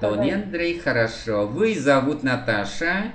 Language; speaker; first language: Russian; non-native, fluent; Vietnamese